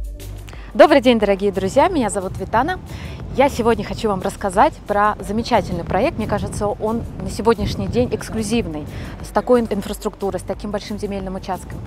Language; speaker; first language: Russian; native; Russian